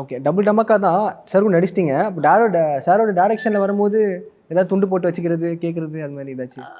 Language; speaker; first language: Tamil; native; Tamil